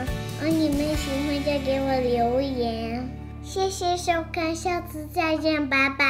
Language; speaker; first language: Chinese; early bilingual, other home language; English